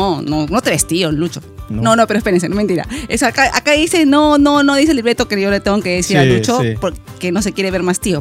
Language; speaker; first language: Spanish; native; Spanish